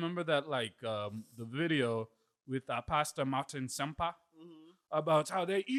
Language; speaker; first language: English; native; English